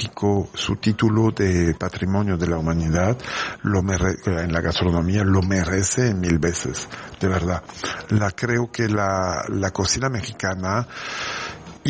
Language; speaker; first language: Spanish; non-native, fluent; French